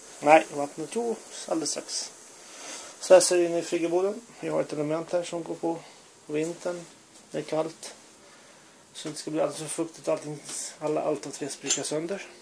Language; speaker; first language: Swedish; early bilingual, other home language; Serbian